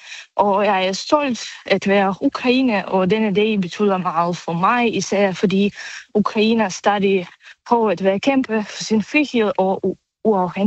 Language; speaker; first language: Danish; non-native, learner; Ukrainian